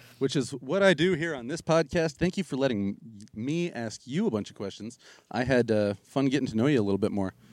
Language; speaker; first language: English; native; English